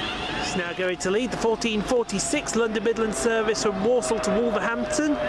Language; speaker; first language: English; native; English